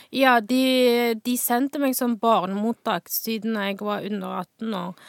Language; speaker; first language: Norwegian; non-native, fluent; Chinese